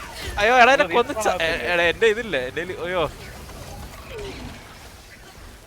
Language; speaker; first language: Malayalam; native; Malayalam